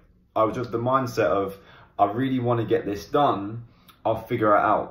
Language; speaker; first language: English; native; English